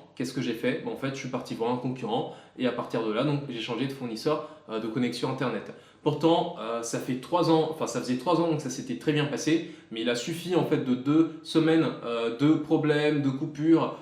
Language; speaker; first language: French; native; French